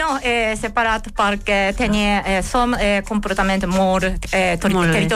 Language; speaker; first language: Catalan; non-native, learner; Japanese